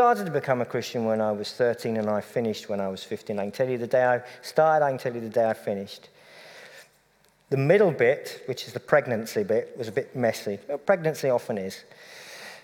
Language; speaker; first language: English; native; English